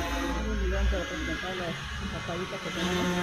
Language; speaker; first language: Spanish; native; Spanish